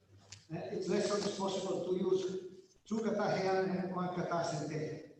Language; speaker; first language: English; non-native, learner; Italian